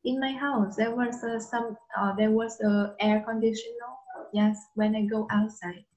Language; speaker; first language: English; non-native, fluent; Vietnamese